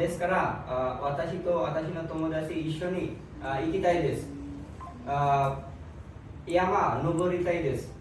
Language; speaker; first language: Japanese; non-native, learner; Bangla